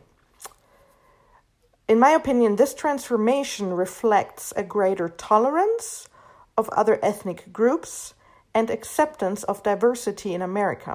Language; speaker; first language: English; non-native, fluent; German